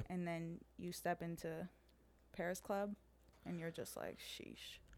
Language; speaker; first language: English; early bilingual, heritage; Serbian